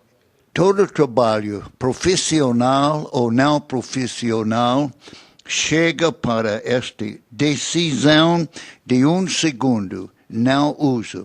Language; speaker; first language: Portuguese; non-native, fluent; English